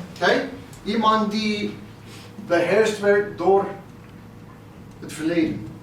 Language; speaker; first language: Dutch; non-native, fluent; English